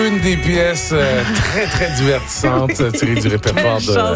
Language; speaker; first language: French; native; French